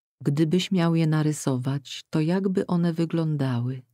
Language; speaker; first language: Polish; native; Polish